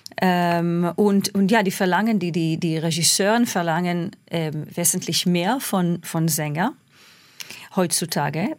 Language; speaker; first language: German; non-native, fluent; Hebrew